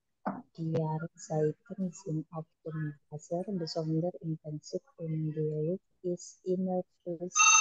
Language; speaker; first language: German; non-native, learner; Indonesian